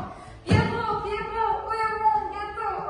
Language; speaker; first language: French; non-native, learner; Uzbek